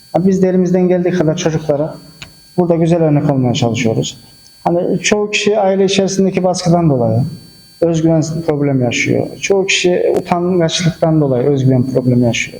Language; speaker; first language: Turkish; early bilingual, heritage; Turkish